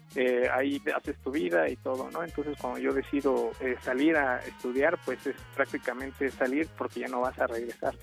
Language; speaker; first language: Spanish; native; Spanish